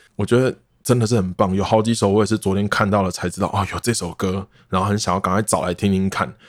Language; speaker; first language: Chinese; non-native, local second language; Min Nan Chinese